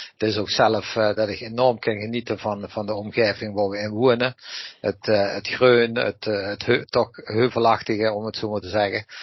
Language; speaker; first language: Dutch; native; Dutch